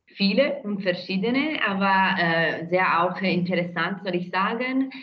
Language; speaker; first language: German; non-native, fluent; Italian